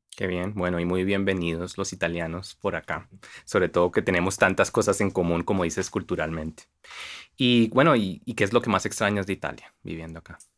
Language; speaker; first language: Spanish; native; Spanish